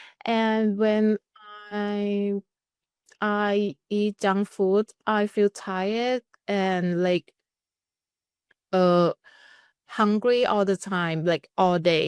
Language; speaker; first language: English; non-native, learner; Thai